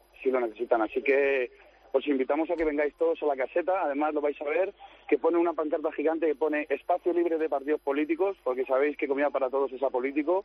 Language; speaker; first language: Spanish; native; Spanish